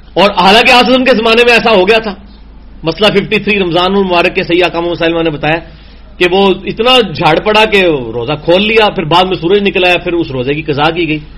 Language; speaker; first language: Urdu; non-native, local second language; Punjabi